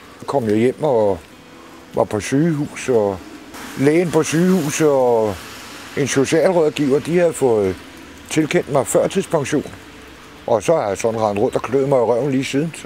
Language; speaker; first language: Danish; native; Danish